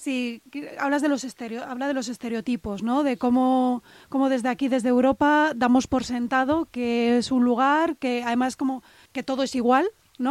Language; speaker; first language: Spanish; native; Spanish